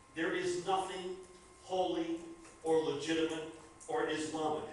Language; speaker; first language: English; native; English